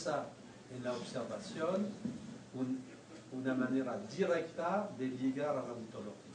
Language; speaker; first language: Spanish; non-native, fluent; French